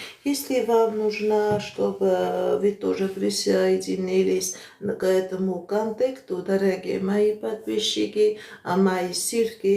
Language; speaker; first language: Russian; non-native, fluent; Armenian